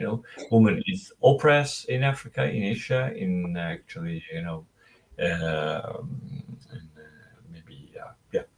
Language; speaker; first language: English; non-native, fluent; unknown